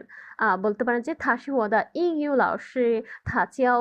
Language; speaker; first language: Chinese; non-native, fluent; Bangla